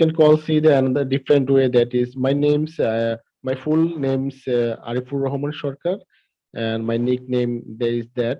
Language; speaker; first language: English; non-native, learner; Bangla